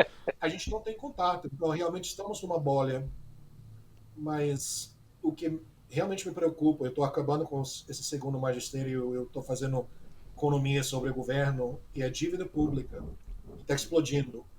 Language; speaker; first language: Portuguese; non-native, fluent; English